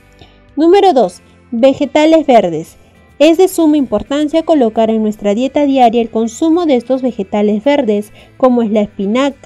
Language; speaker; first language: Spanish; native; Spanish